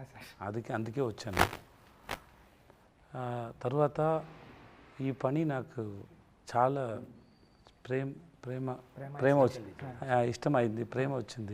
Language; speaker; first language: Telugu; non-native, learner; Tamil